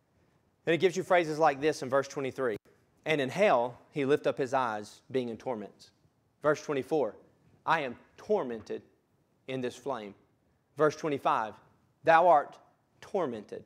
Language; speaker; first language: English; native; English